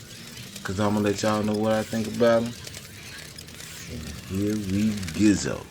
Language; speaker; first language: English; native; English